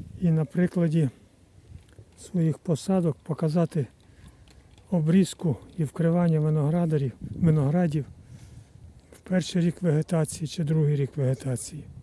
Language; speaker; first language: Ukrainian; native; Ukrainian